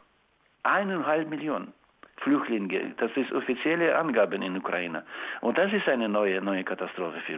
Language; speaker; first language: German; non-native, learner; Ukrainian